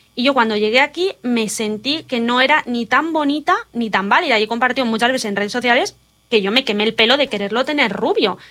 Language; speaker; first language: Spanish; native; Spanish